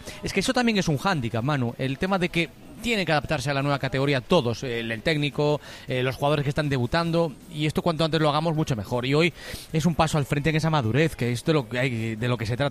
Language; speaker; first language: Spanish; native; Spanish